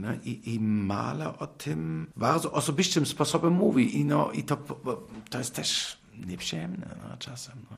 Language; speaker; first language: Polish; non-native, fluent; German